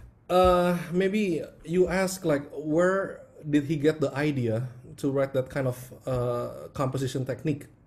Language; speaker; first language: English; non-native, fluent; Indonesian